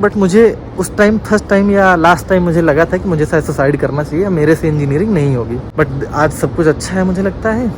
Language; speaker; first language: Hindi; native; Hindi